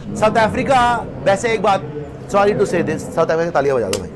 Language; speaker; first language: Hindi; native; Hindi